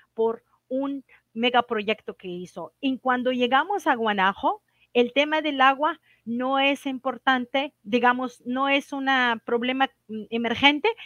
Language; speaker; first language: Spanish; non-native, fluent; Arabic